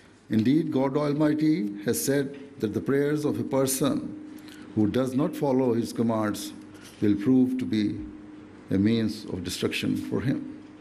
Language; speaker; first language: English; non-native, local second language; Urdu